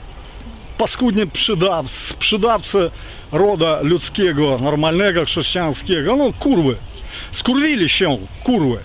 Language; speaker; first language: Polish; non-native, fluent; Ukrainian